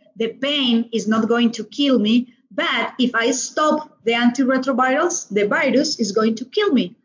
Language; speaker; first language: English; non-native, learner; Spanish